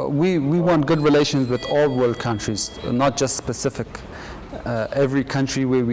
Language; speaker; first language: English; non-native, fluent; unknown